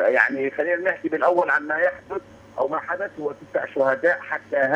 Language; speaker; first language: Arabic; native; Arabic